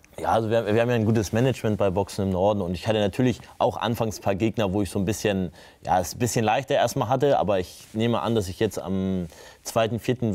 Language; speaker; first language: German; native; German